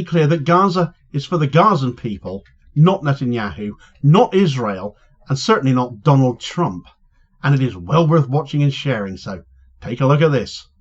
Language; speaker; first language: English; native; English